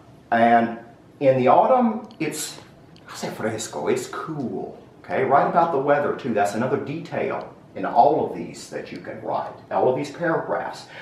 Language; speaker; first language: English; native; English